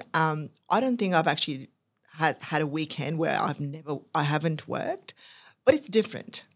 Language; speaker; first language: English; non-native, local second language; Urdu